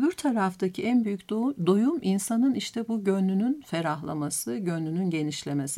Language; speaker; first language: Turkish; native; Turkish